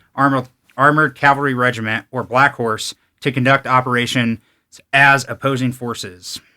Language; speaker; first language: English; native; English